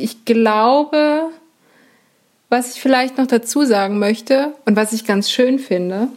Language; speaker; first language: German; native; German